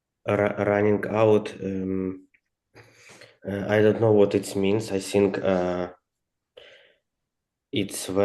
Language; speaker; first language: English; non-native, learner; Ukrainian